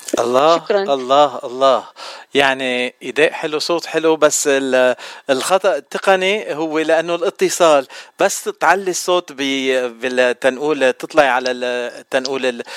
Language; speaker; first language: Arabic; native; Arabic